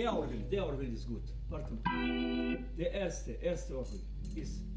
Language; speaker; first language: German; non-native, learner; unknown